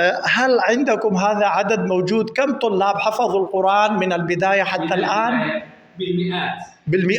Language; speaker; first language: Arabic; non-native, fluent; Pashto